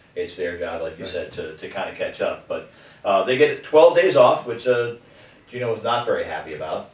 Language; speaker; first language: English; native; English